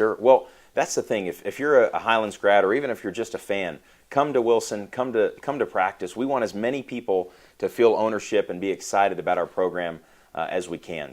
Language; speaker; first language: English; native; English